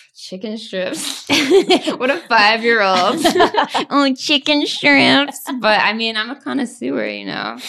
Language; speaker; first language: English; native; English